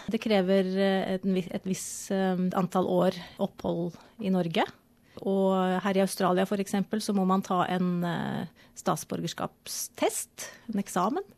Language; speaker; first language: Norwegian; native; Norwegian